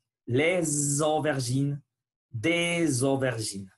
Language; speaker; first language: French; non-native, learner; Spanish